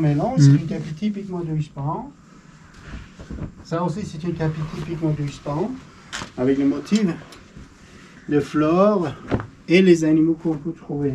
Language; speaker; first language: French; non-native, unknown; Persian